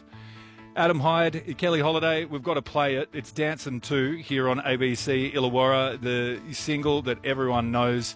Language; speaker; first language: English; native; English